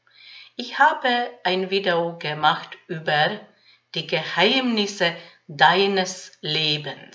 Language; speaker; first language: German; non-native, fluent; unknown